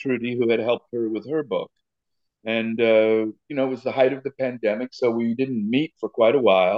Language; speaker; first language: English; native; English